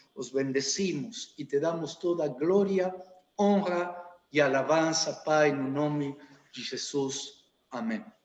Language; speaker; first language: Portuguese; non-native, learner; Spanish